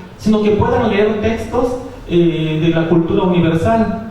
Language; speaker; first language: Spanish; non-native, local second language; Zapotec